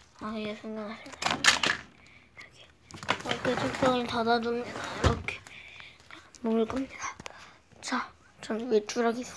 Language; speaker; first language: Korean; native; Korean